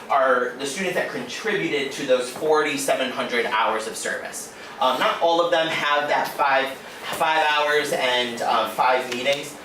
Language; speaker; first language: English; native; English